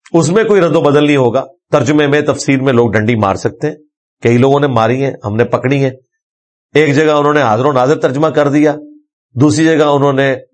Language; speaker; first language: Urdu; non-native, local second language; Punjabi